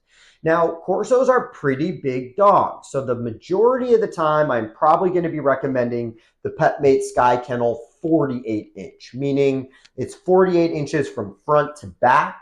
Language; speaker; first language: English; native; English